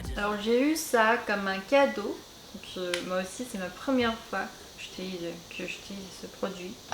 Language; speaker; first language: French; non-native, fluent; Korean